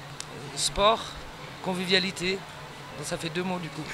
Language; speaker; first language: French; native; French